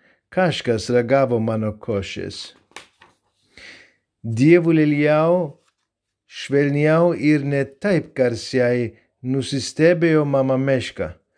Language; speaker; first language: Lithuanian; non-native, learner; Turkish